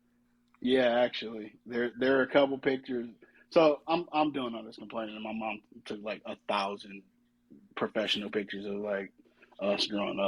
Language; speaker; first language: English; native; English